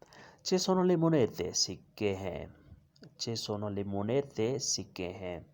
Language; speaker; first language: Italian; non-native, learner; Urdu